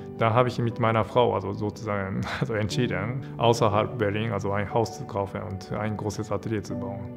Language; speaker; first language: German; non-native, fluent; Japanese